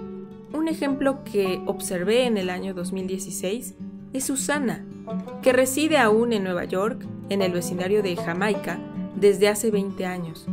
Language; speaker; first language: Spanish; native; Spanish